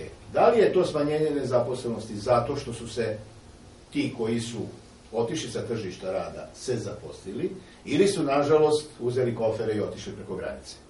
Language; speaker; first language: Serbian; native; Serbian